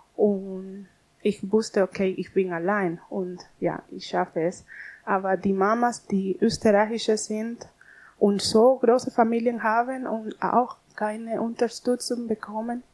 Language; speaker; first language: German; non-native, learner; Spanish